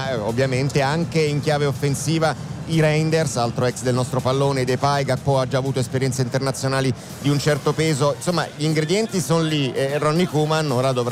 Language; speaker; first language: Italian; native; Italian